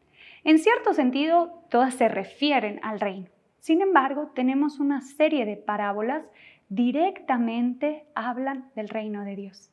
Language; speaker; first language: Spanish; native; Spanish